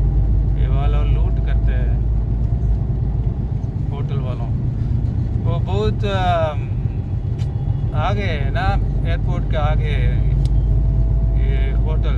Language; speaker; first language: Hindi; non-native, local second language; Malayalam